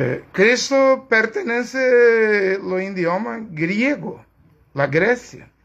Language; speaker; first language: Spanish; non-native, learner; Portuguese